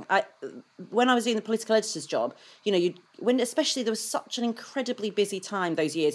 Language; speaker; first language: English; native; English